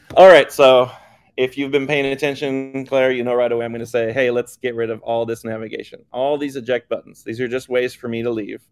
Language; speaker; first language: English; native; English